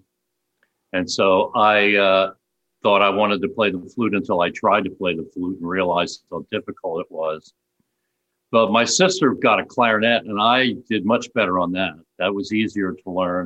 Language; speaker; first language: English; native; English